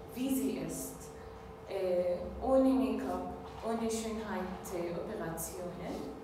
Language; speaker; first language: German; non-native, learner; Arabic